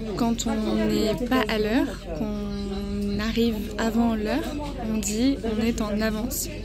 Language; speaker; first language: French; native; French